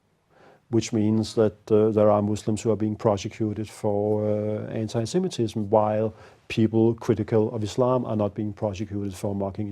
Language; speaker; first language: English; non-native, fluent; Danish